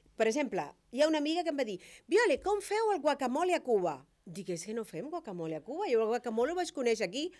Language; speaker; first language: Catalan; non-native, fluent; Spanish